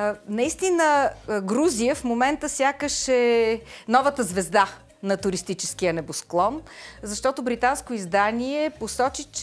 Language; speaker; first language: Bulgarian; native; Bulgarian